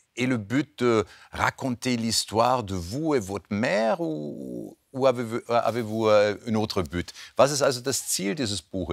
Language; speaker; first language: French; non-native, fluent; German